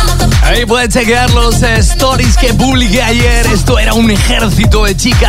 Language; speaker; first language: Spanish; native; Spanish